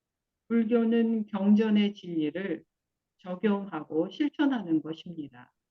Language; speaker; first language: Korean; native; Korean